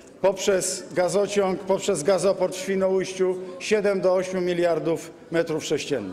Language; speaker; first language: Polish; native; Polish